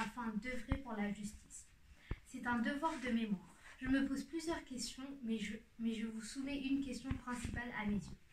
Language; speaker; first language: French; early bilingual, other home language; Tamil